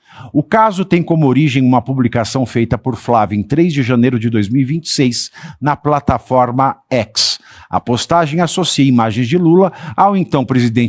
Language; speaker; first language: Portuguese; native; Portuguese